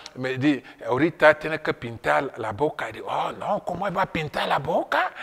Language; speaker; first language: Spanish; non-native, fluent; French